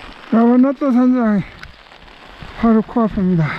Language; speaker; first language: Korean; native; Korean